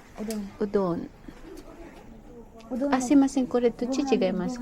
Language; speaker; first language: Japanese; non-native, learner; Filipino